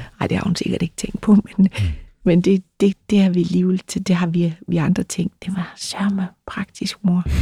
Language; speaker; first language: Danish; native; Danish